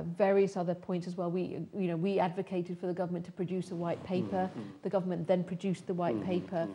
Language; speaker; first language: English; native; English